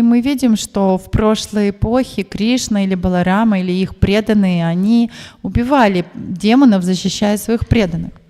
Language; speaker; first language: Russian; native; Russian